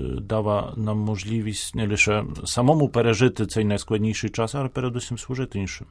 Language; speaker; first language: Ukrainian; non-native, fluent; Polish